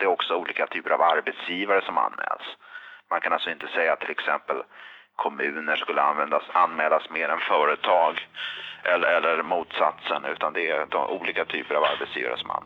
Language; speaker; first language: Swedish; native; Swedish